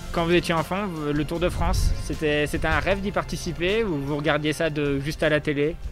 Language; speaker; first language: French; native; French